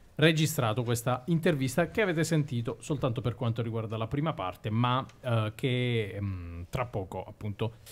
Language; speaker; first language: Italian; native; Italian